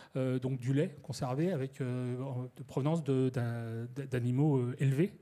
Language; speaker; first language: French; native; French